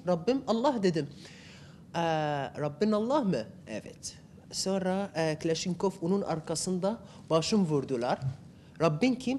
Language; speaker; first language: Turkish; non-native, learner; Arabic